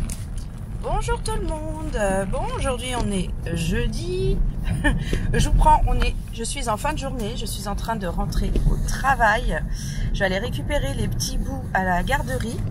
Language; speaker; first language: French; native; French